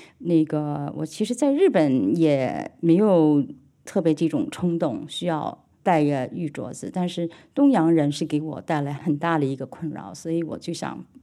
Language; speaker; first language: Chinese; early bilingual, heritage; Chinese